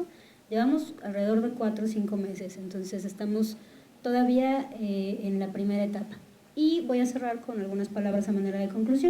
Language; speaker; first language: Spanish; native; Spanish